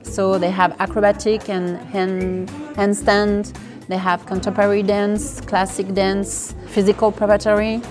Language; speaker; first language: English; non-native, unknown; French